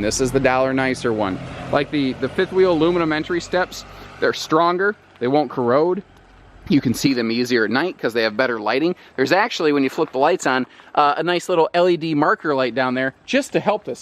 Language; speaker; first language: English; native; English